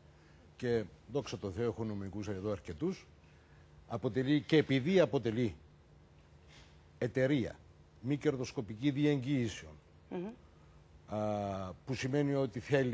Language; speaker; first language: Greek; native; Greek